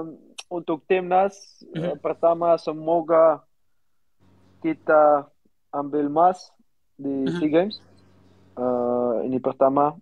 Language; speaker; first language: Indonesian; non-native, learner; Dutch